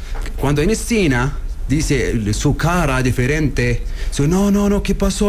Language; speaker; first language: Spanish; non-native, learner; Arabic